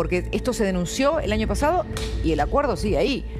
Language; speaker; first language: Spanish; native; Spanish